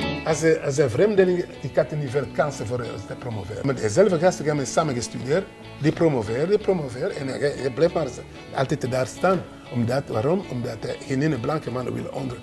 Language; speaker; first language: Dutch; non-native, learner; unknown